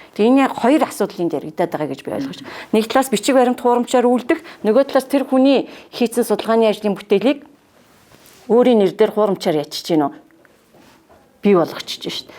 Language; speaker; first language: Mongolian; native; Mongolian